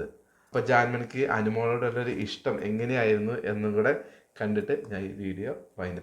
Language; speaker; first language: Malayalam; native; Malayalam